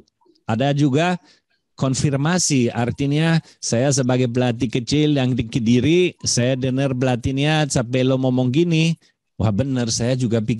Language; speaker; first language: Indonesian; non-native, fluent; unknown